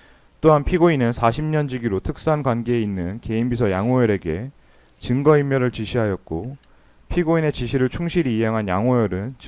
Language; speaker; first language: Korean; native; Korean